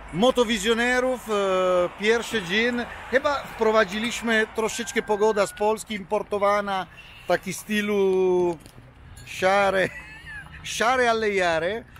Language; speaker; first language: Polish; non-native, fluent; Italian